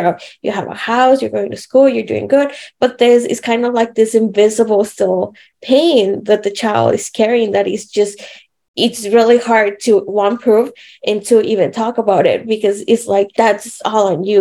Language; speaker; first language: English; native; English